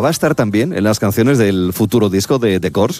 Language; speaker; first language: Spanish; native; Spanish